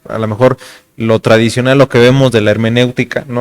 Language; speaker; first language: Spanish; native; Spanish